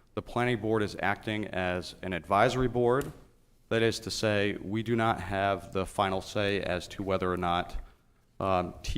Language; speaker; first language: English; native; English